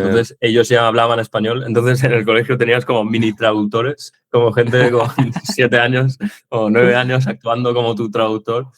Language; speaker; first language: Spanish; early bilingual, other home language; English